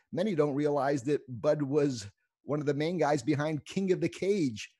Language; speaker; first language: English; native; English